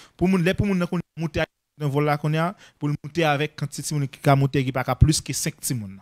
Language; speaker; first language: French; non-native, local second language; Haitian Creole